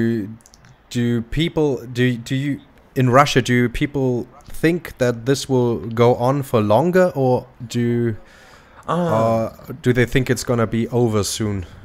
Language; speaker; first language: English; non-native, fluent; German